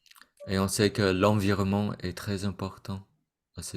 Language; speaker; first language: French; non-native, fluent; Vietnamese